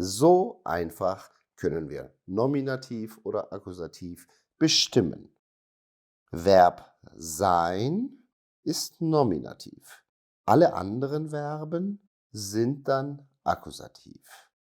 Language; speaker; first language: German; non-native, fluent; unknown